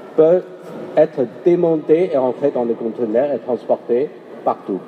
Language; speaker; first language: French; non-native, fluent; Chinese